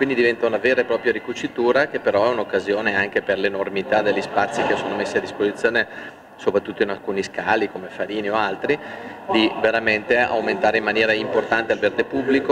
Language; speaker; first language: Italian; native; Italian